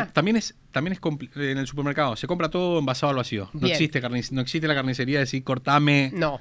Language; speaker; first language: Spanish; native; Spanish